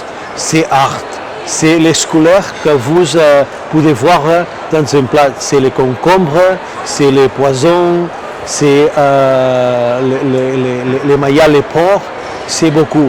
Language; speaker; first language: French; non-native, learner; Catalan